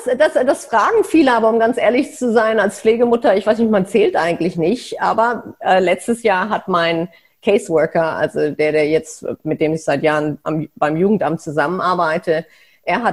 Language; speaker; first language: German; native; German